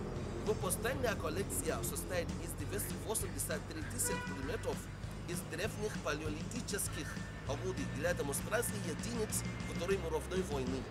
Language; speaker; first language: Russian; non-native, learner; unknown